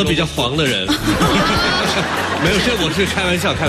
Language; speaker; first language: Chinese; native; Chinese